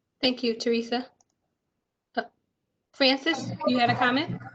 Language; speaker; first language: English; native; English